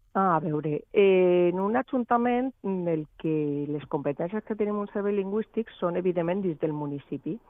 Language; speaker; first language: Catalan; native; Catalan